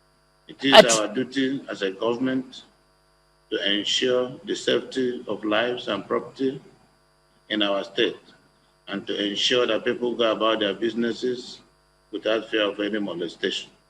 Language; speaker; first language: English; non-native, local second language; Igbo